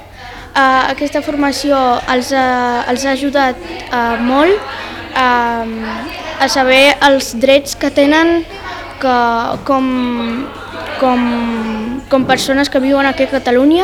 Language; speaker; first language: Catalan; early bilingual, other home language; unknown